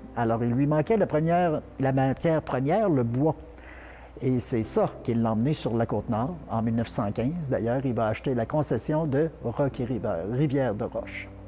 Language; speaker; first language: French; native; French